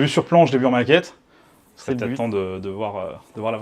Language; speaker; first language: French; native; French